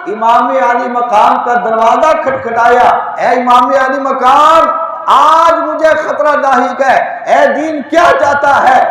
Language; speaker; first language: Urdu; non-native, local second language; Punjabi